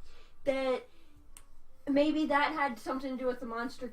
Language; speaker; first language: English; native; English